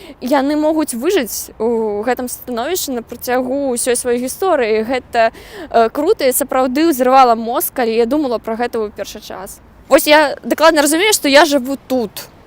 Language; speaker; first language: Belarusian; non-native, local second language; Russian